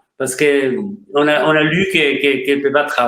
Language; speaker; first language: French; non-native, fluent; Spanish